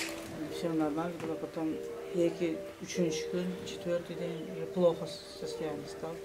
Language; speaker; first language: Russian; non-native, local second language; Uzbek